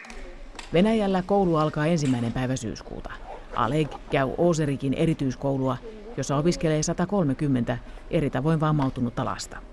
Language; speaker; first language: Finnish; native; Finnish